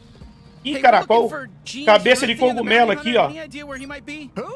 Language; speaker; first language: Portuguese; native; Portuguese